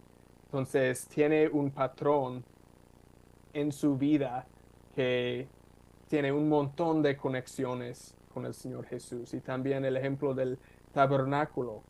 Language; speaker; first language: Spanish; non-native, fluent; English